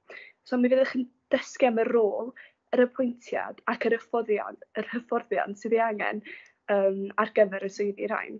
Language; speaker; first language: Welsh; non-native, local second language; English